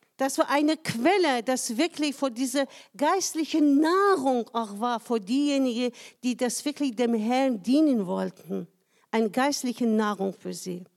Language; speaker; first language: German; non-native, fluent; Persian